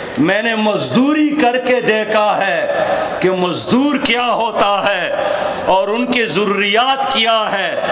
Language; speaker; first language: Urdu; non-native, local second language; Pashto